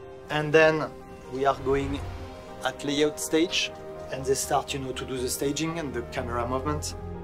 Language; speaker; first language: English; non-native, fluent; French